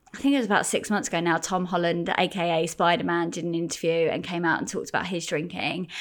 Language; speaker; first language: English; native; English